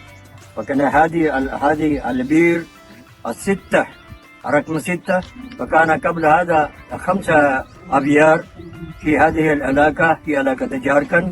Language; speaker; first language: Arabic; non-native, learner; Urdu